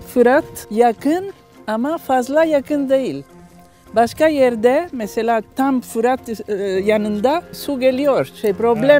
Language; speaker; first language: Turkish; non-native, learner; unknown